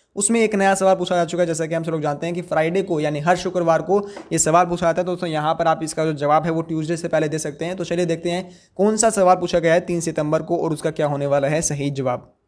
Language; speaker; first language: Hindi; native; Hindi